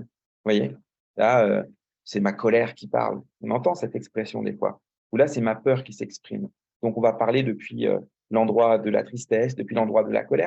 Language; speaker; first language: French; native; French